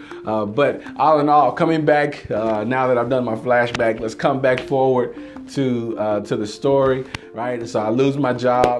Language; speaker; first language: English; native; English